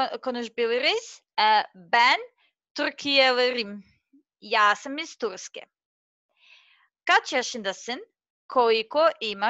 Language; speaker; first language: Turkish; non-native, learner; Serbian